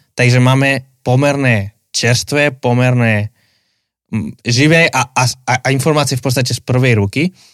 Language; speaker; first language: Slovak; native; Slovak